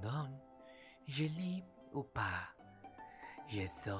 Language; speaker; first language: French; non-native, learner; Malay